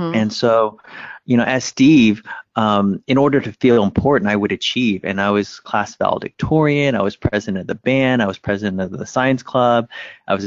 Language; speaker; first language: English; early bilingual, other home language; Vietnamese